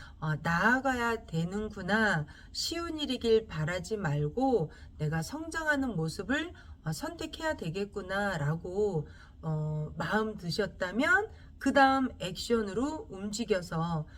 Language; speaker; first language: Korean; native; Korean